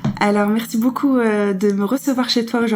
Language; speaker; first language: French; native; French